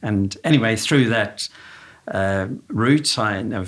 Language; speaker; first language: English; native; English